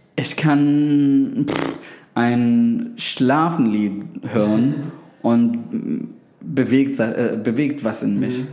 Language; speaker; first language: German; non-native, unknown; Arabic